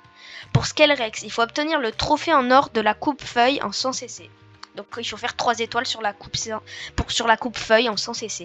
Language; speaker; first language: French; native; French